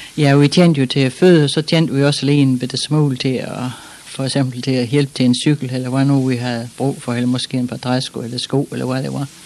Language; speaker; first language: Danish; native; Danish